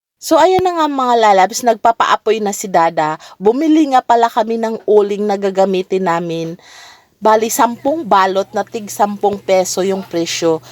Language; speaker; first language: Filipino; non-native, local second language; Cebuano